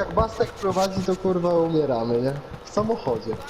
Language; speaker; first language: Polish; native; Polish